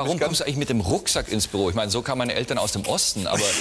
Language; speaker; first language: German; native; German